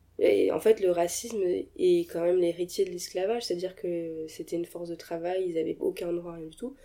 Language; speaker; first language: French; native; French